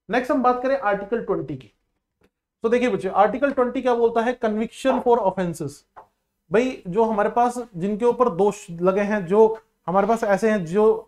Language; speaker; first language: Hindi; non-native, local second language; Punjabi